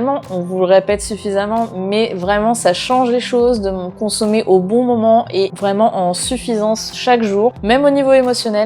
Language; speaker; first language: French; native; French